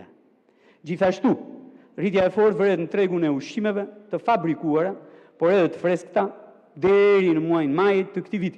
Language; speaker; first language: Albanian; native; Albanian